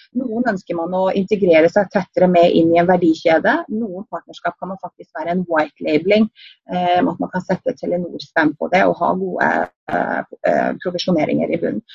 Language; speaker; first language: Norwegian; native; Norwegian